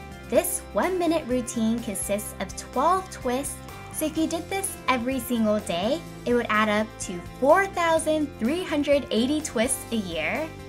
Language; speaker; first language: English; early bilingual, other home language; Japanese